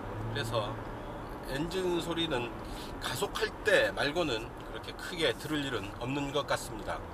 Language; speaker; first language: Korean; native; Korean